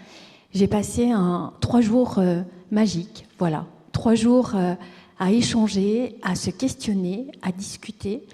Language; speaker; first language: French; native; French